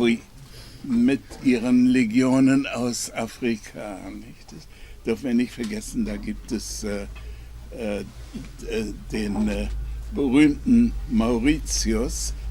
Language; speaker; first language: German; non-native, fluent; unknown